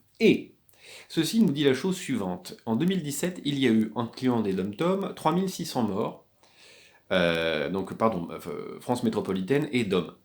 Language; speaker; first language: French; native; French